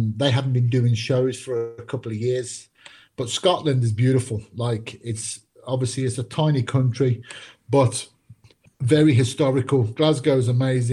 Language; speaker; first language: English; native; English